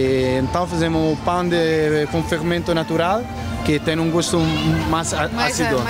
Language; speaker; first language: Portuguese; non-native, learner; Italian